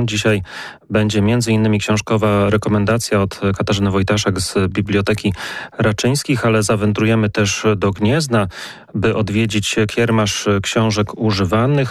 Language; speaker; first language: Polish; native; Polish